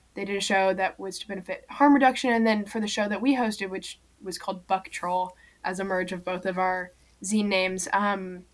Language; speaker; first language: English; native; English